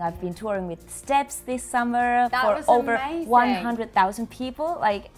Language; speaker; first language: English; non-native, fluent; Finnish